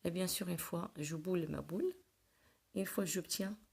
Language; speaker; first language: French; non-native, local second language; Arabic